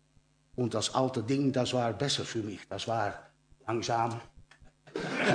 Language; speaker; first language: German; non-native, learner; Dutch